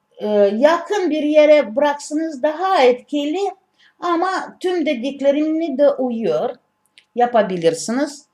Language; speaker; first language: Turkish; non-native, learner; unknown